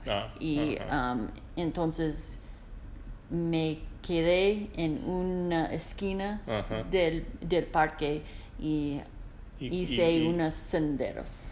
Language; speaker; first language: Spanish; non-native, learner; English